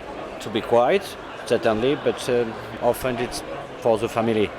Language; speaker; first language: English; non-native, fluent; French